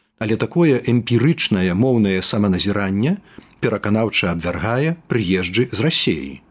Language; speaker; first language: Belarusian; native; Belarusian